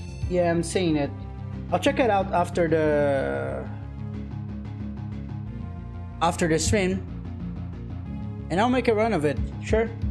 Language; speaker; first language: English; non-native, fluent; Portuguese